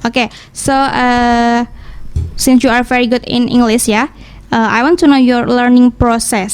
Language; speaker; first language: English; non-native, learner; Indonesian